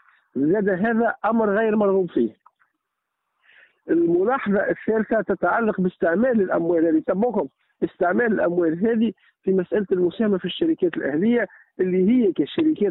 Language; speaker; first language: Arabic; native; Arabic